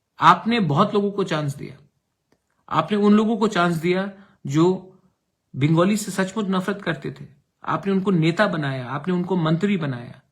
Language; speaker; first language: Hindi; non-native, local second language; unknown